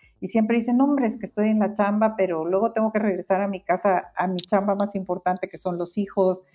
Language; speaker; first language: Spanish; native; Spanish